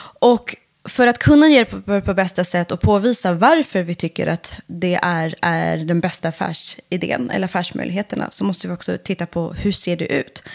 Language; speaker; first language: Swedish; early bilingual, other home language; Persian